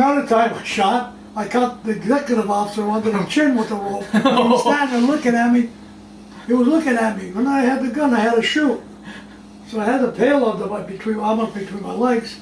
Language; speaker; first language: English; native; English